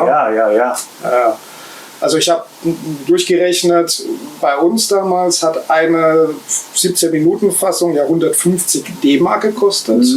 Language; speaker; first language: German; native; German